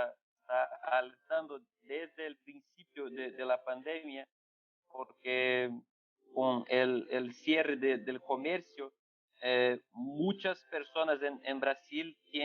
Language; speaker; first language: Spanish; non-native, fluent; Portuguese